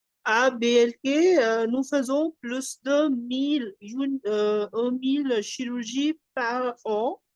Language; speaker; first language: French; non-native, fluent; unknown